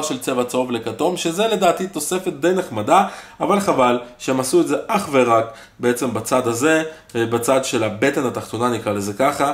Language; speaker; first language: Hebrew; native; Hebrew